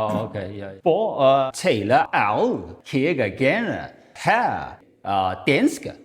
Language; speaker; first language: Danish; non-native, learner; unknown